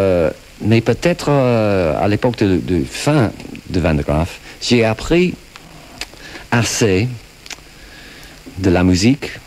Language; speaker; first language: French; non-native, fluent; English